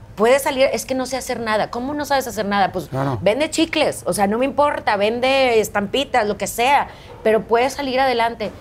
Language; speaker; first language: Spanish; native; Spanish